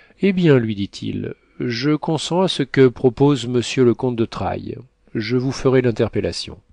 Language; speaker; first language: French; native; French